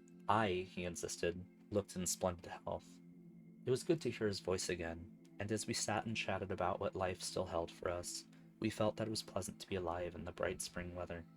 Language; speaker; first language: English; native; English